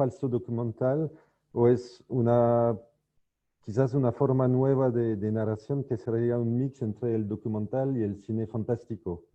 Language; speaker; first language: Spanish; non-native, fluent; French